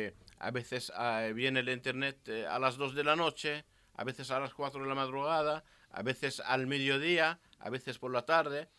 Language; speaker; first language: Spanish; non-native, learner; Arabic